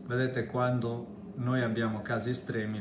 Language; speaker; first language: Italian; native; Italian